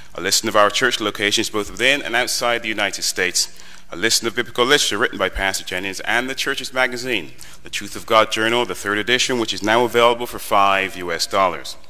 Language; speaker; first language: English; native; English